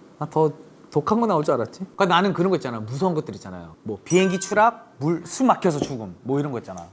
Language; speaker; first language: Korean; early bilingual, heritage; English